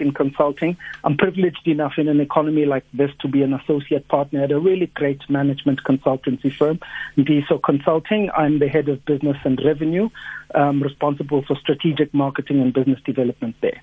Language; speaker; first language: English; non-native, local second language; Xhosa